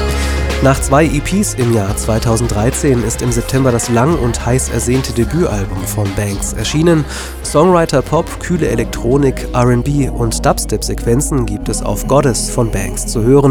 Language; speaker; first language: German; native; German